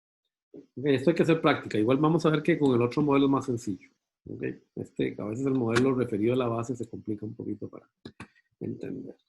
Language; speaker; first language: Spanish; native; Spanish